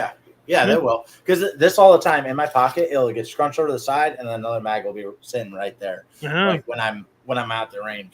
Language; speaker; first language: English; native; English